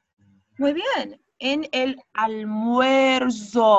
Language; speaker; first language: Spanish; non-native, fluent; English